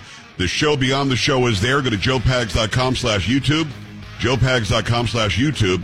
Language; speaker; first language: English; native; English